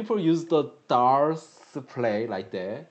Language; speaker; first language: English; non-native, learner; Korean